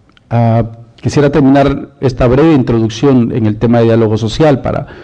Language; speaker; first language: Spanish; native; Spanish